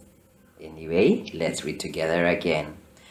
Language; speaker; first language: English; non-native, fluent; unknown